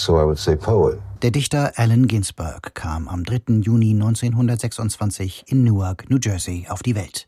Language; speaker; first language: German; native; German